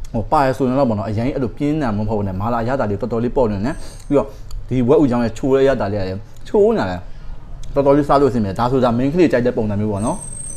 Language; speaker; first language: Burmese; native; Burmese